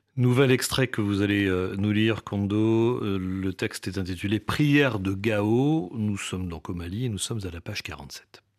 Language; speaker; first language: French; native; French